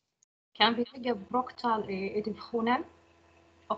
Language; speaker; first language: Swedish; non-native, learner; Arabic